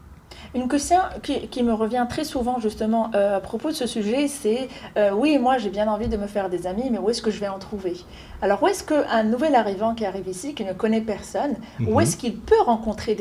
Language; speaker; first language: French; native; French